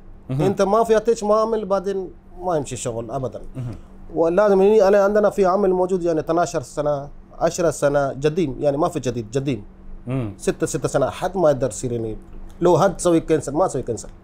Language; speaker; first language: Arabic; non-native, learner; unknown